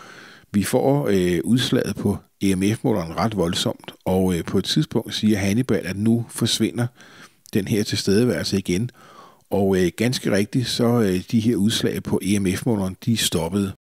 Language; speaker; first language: Danish; native; Danish